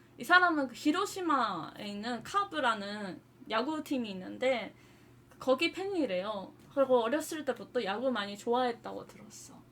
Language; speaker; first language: Korean; non-native, fluent; Japanese